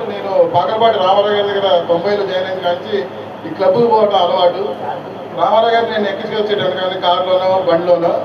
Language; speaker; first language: Telugu; non-native, local second language; Urdu